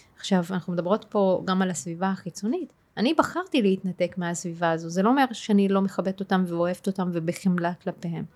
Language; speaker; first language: Hebrew; non-native, local second language; Arabic